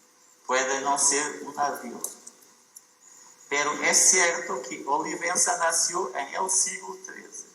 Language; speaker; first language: Portuguese; non-native, fluent; Spanish